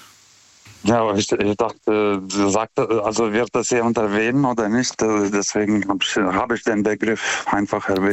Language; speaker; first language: German; native; German